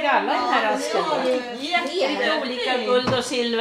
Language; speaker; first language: Swedish; early bilingual, other home language; Estonian